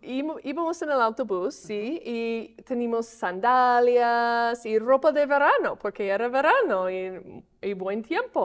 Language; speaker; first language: Spanish; non-native, fluent; English